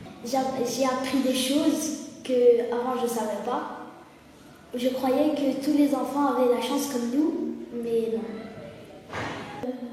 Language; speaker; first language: French; early bilingual, other home language; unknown